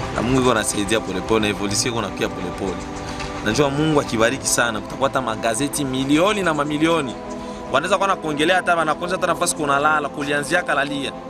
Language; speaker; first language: Swahili; native; Swahili